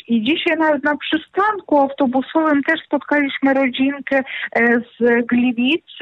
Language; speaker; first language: Polish; non-native, fluent; Ukrainian